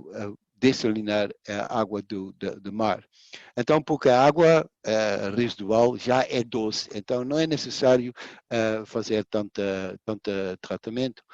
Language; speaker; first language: Portuguese; non-native, fluent; Dutch